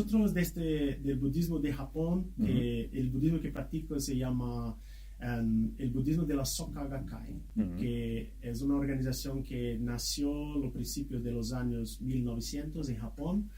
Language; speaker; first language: Spanish; non-native, fluent; Portuguese